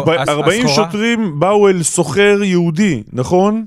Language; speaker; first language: Hebrew; native; Hebrew